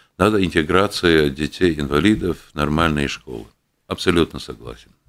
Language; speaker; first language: Russian; non-native, local second language; Latvian